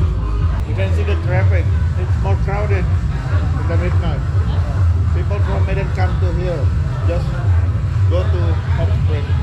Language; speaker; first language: English; non-native, local second language; Indonesian